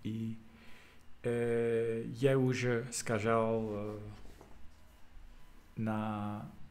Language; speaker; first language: Russian; non-native, learner; English